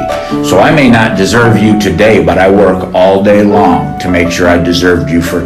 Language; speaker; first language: English; native; English